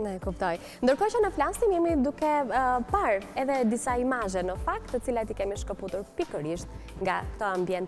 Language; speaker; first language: Albanian; native; Albanian